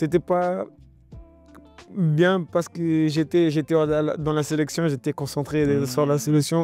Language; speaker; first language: French; non-native, learner; Portuguese